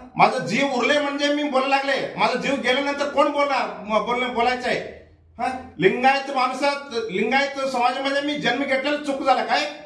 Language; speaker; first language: Marathi; non-native, local second language; Kannada